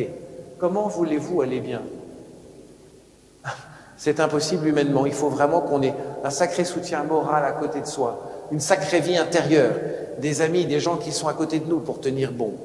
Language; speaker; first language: French; native; French